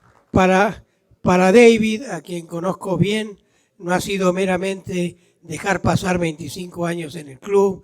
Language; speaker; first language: Spanish; native; Spanish